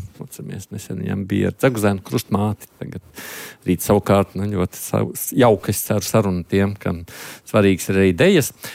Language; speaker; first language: Latvian; native; Latvian